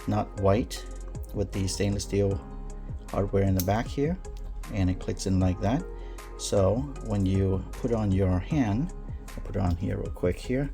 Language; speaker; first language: English; native; English